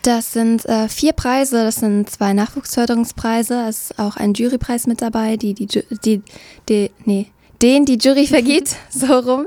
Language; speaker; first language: German; native; German